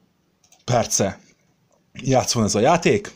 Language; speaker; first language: Hungarian; non-native, learner; Serbian